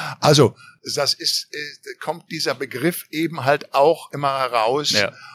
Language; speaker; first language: German; native; German